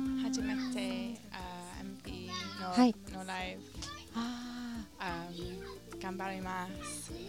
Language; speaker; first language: Japanese; non-native, learner; English